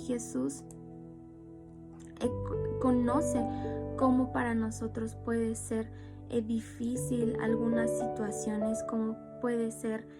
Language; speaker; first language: Spanish; native; Spanish